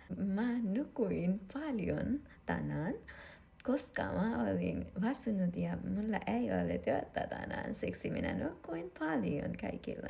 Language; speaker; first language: Finnish; non-native, learner; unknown